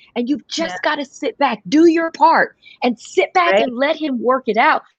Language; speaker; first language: English; native; English